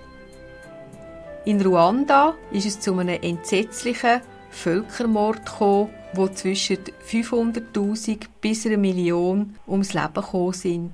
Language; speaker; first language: German; native; German